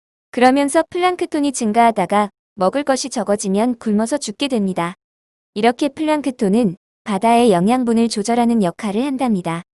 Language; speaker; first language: Korean; native; Korean